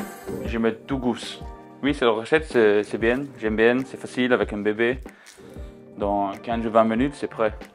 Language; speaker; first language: French; non-native, learner; English